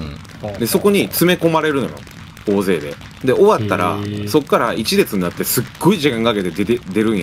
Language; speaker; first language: Japanese; native; Japanese